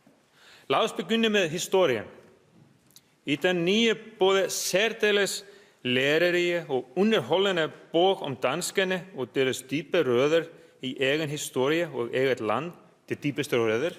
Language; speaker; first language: Danish; non-native, fluent; Icelandic